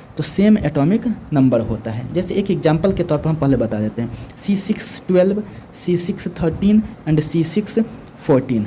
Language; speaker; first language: Hindi; native; Hindi